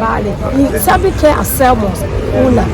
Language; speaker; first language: Spanish; non-native, learner; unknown